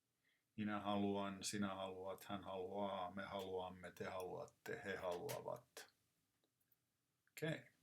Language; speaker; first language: Finnish; non-native, fluent; English